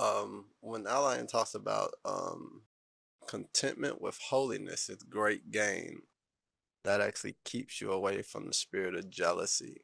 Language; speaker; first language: English; native; English